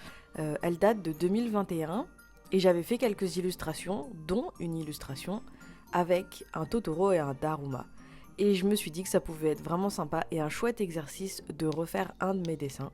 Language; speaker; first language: French; native; French